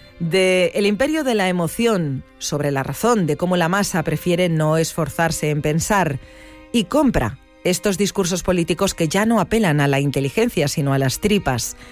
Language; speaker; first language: Spanish; native; Spanish